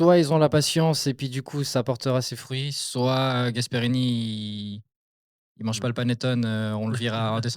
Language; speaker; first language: French; native; French